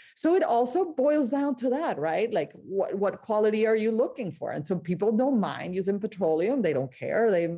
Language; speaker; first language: English; non-native, fluent; Spanish